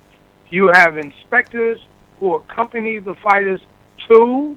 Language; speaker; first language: English; native; English